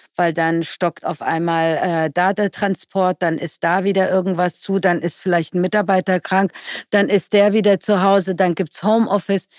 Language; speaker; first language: German; early bilingual, other home language; Persian